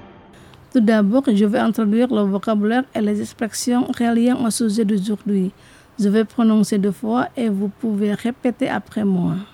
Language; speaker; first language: French; non-native, fluent; Indonesian